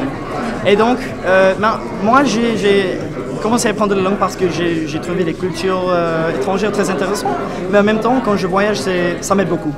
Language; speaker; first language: French; non-native, fluent; English